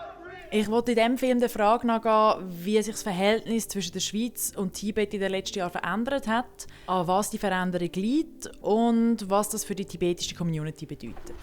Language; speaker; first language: German; native; German